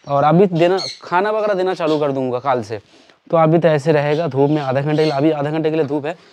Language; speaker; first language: Hindi; non-native, local second language; Bangla